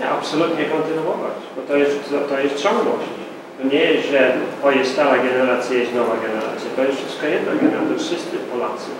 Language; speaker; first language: Polish; early bilingual, heritage; Polish